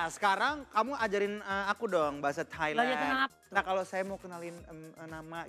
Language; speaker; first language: Indonesian; native; Indonesian